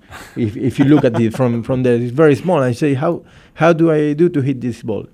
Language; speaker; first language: English; non-native, fluent; Spanish